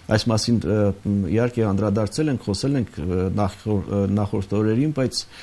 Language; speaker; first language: Armenian; native; Armenian